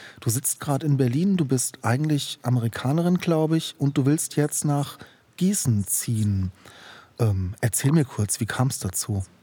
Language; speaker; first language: German; native; German